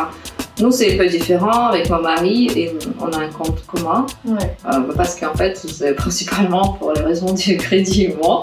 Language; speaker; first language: French; non-native, fluent; Russian